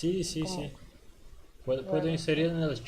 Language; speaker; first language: Spanish; non-native, learner; Portuguese